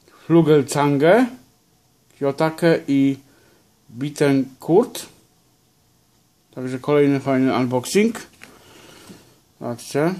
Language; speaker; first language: Polish; native; Polish